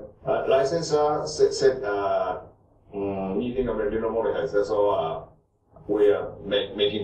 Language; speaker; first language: English; non-native, learner; Japanese